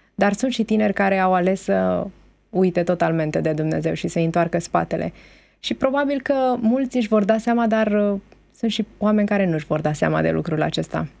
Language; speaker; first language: Romanian; native; Romanian